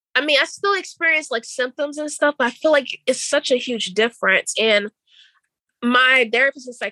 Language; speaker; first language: English; native; English